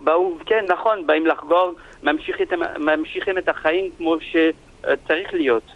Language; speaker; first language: Hebrew; non-native, fluent; French